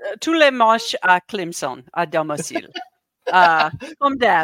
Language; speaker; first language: French; non-native, learner; English